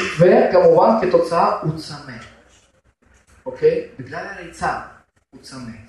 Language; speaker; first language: Hebrew; non-native, fluent; Russian